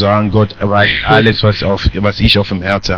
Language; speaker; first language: German; non-native, fluent; French